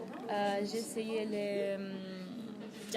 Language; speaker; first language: French; non-native, fluent; Italian